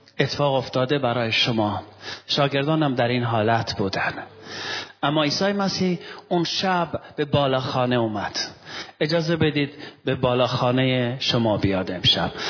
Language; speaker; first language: Persian; non-native, local second language; Armenian